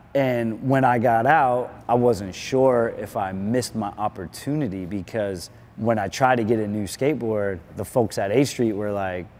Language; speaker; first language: English; native; English